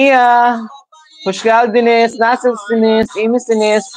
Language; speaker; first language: Turkish; non-native, learner; Filipino